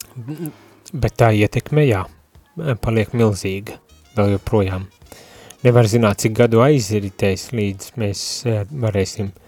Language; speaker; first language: Latvian; native; Latvian